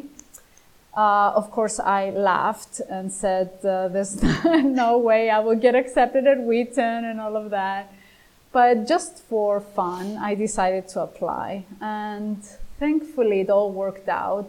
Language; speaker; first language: English; non-native, fluent; Greek